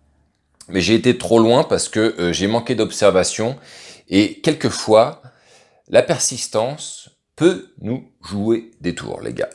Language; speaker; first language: French; native; French